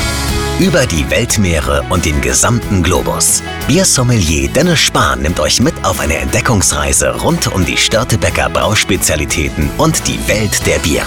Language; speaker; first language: German; native; German